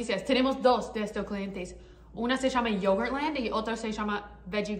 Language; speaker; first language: Spanish; non-native, learner; English